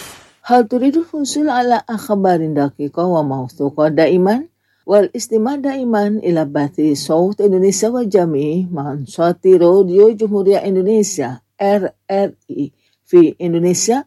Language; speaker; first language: Arabic; non-native, fluent; Indonesian